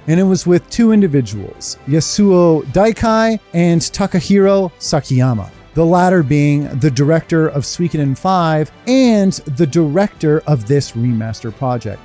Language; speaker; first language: English; native; English